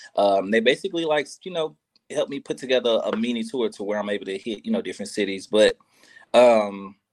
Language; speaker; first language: English; native; English